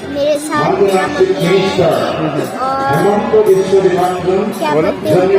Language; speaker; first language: Hindi; non-native, local second language; Bodo